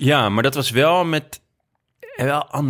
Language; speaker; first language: Dutch; native; Dutch